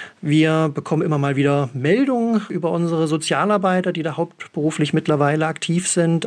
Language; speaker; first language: German; native; German